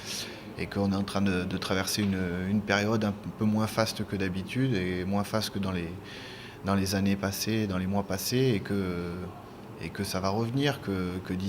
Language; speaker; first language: French; native; French